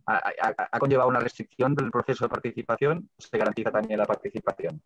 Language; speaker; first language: Spanish; native; Spanish